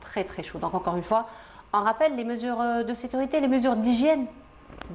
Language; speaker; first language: French; native; French